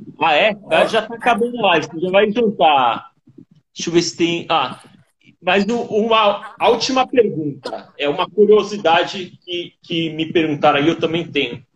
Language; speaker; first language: Portuguese; native; Portuguese